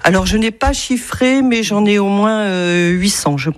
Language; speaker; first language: French; native; French